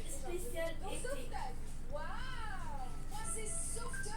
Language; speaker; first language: French; native; French